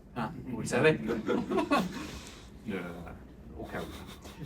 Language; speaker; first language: French; native; French